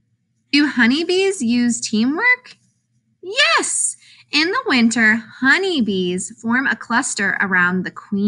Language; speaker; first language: English; native; English